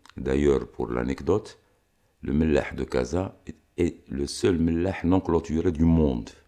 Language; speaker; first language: French; non-native, local second language; Arabic